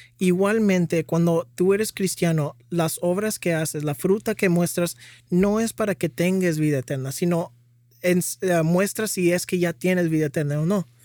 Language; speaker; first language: Spanish; early bilingual, heritage; Spanish